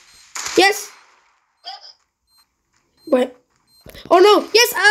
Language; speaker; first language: English; non-native, learner; Russian